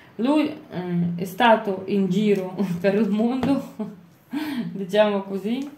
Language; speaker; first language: Italian; non-native, fluent; Lithuanian